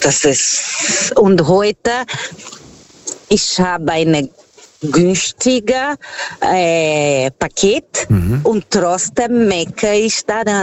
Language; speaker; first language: German; non-native, learner; Portuguese